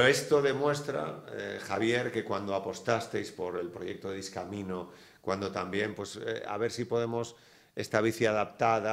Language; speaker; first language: Spanish; native; Spanish